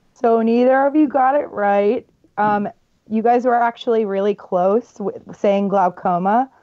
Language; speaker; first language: English; native; English